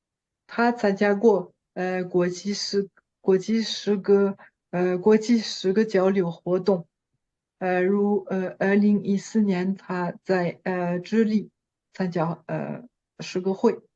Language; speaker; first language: Chinese; non-native, fluent; French